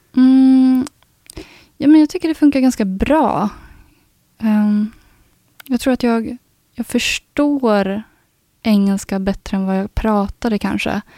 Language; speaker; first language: Swedish; native; Swedish